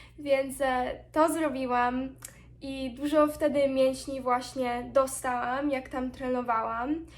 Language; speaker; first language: Polish; early bilingual, heritage; Polish